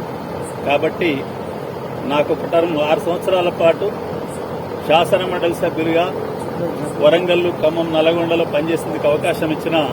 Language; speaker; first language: Telugu; native; Telugu